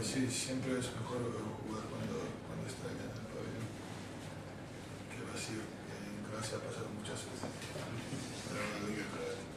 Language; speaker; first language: Spanish; non-native, fluent; Croatian